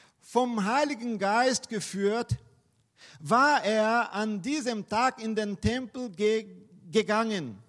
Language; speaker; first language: German; non-native, fluent; Portuguese